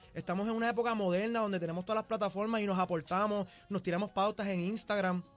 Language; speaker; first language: Spanish; native; Spanish